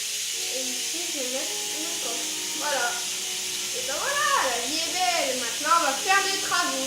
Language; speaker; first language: French; native; French